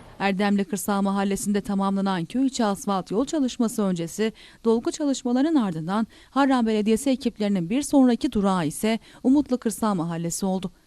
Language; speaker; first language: Turkish; native; Turkish